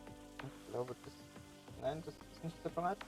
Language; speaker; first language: German; native; German